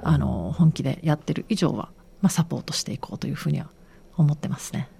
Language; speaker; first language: Japanese; native; Japanese